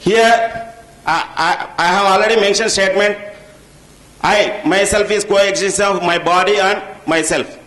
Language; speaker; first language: English; non-native, local second language; Telugu